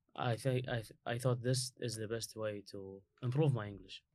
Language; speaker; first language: English; non-native, learner; Arabic